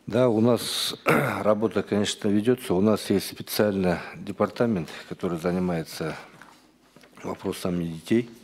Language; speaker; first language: Russian; non-native, local second language; Kyrgyz